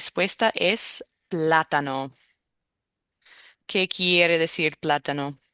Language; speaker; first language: Spanish; non-native, fluent; English